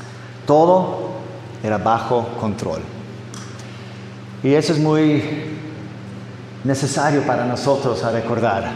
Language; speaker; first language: Spanish; non-native, fluent; English